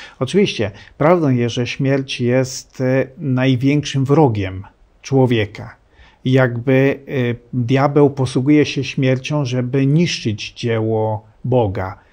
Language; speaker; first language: Polish; native; Polish